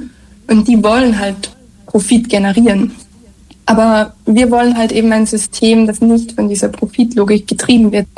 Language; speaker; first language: German; native; German